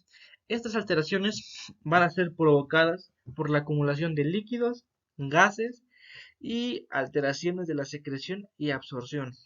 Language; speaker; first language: Spanish; native; Spanish